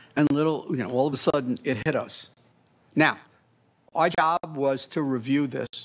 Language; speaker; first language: English; native; English